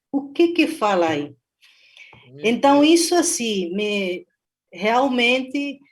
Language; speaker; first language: Portuguese; non-native, fluent; Spanish